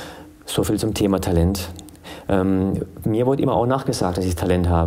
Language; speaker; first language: German; early bilingual, other home language; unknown